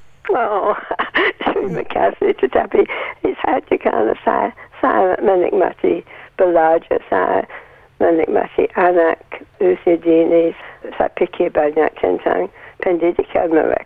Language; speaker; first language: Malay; non-native, learner; English